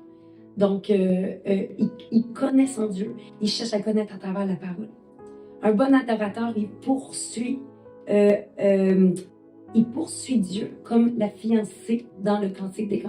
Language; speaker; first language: French; native; French